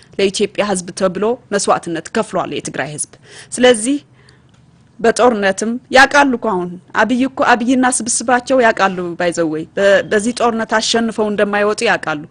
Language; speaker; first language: Amharic; non-native, local second language; Tigrinya